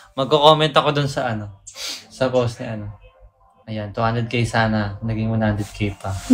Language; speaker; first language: Filipino; native; Filipino